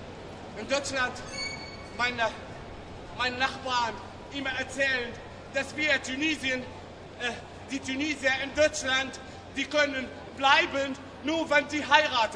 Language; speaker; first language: German; non-native, learner; Arabic